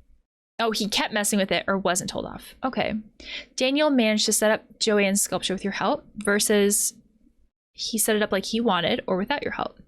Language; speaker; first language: English; native; English